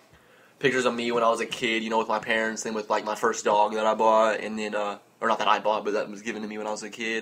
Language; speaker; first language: English; native; English